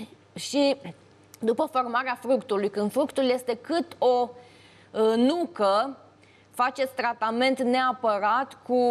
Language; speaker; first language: Romanian; native; Romanian